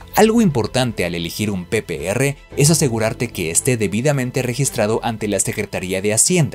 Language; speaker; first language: Spanish; native; Spanish